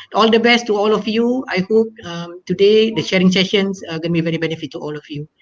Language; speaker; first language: English; non-native, local second language; Malay